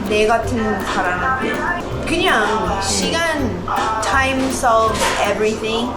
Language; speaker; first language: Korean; non-native, learner; English